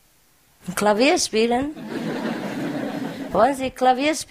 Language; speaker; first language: German; non-native, learner; Vietnamese